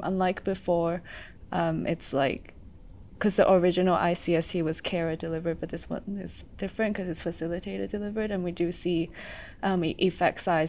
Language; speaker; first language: English; non-native, local second language; Cantonese